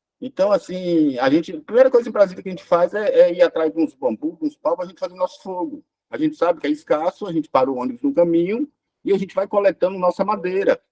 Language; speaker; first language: Portuguese; native; Portuguese